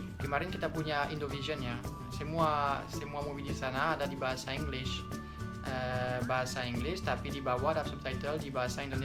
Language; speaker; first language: Indonesian; non-native, fluent; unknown